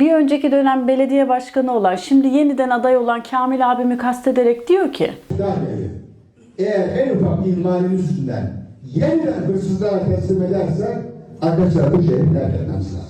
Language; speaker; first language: Turkish; native; Turkish